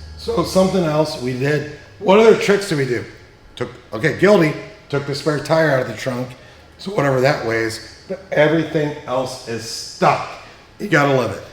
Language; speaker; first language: English; native; English